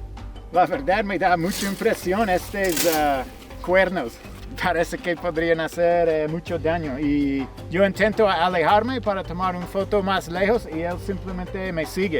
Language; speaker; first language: Spanish; non-native, fluent; English